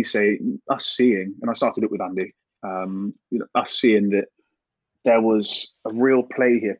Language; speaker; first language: English; native; English